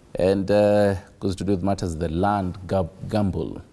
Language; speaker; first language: English; non-native, local second language; Swahili